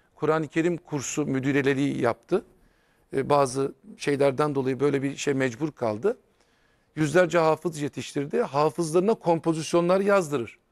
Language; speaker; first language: Turkish; native; Turkish